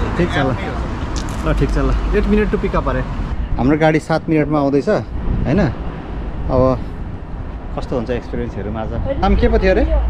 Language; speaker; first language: Nepali; native; Nepali